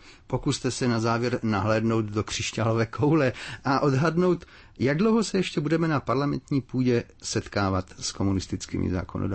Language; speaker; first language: Czech; native; Czech